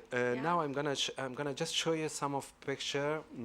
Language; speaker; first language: English; non-native, fluent; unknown